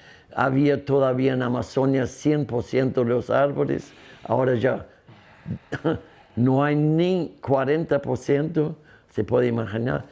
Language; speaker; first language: Spanish; non-native, fluent; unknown